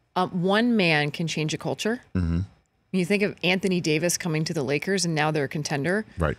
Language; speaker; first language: English; native; English